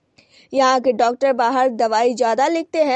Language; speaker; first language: Hindi; native; Hindi